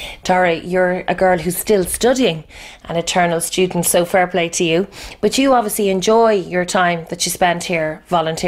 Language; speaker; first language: English; native; English